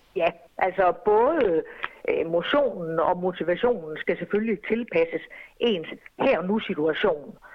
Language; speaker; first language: Danish; native; Danish